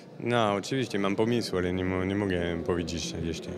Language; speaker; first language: Polish; non-native, learner; French